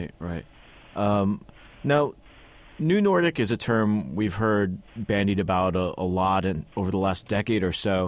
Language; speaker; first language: English; native; English